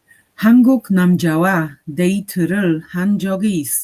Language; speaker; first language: Korean; non-native, learner; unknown